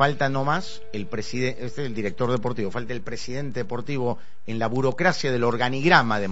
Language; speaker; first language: Spanish; native; Spanish